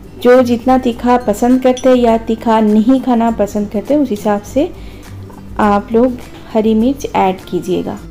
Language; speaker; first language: Hindi; non-native, local second language; Bangla